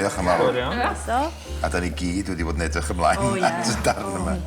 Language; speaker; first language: Welsh; native; Welsh